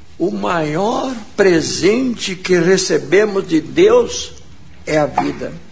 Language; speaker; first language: Portuguese; non-native, local second language; German